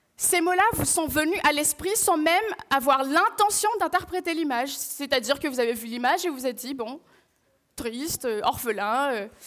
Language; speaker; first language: French; non-native, local second language; Malagasy